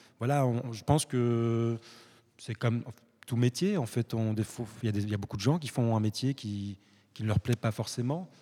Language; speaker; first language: French; early bilingual, other home language; Arabic